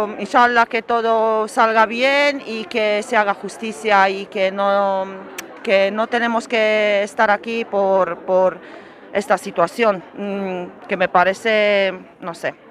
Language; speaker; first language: Spanish; non-native, fluent; Romanian